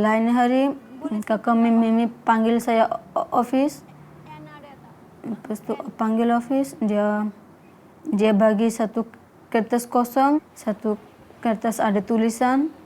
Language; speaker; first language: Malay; non-native, learner; Bangla